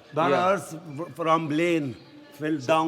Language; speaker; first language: English; non-native, learner; Arabic